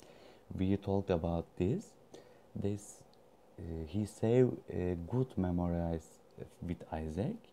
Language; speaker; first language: English; non-native, learner; Turkish